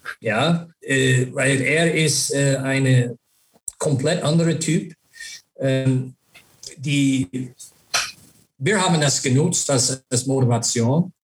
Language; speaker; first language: German; non-native, learner; English